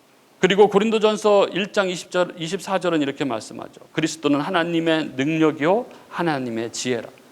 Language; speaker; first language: Korean; native; Korean